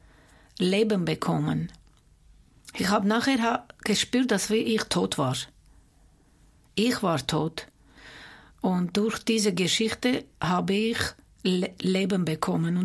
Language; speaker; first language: German; non-native, fluent; Armenian